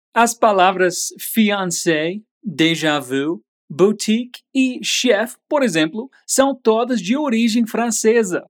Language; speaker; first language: Portuguese; native; Portuguese